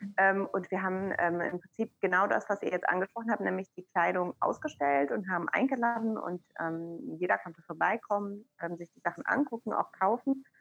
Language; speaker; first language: German; early bilingual, other home language; Persian